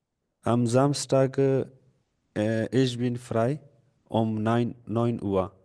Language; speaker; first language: German; non-native, learner; Urdu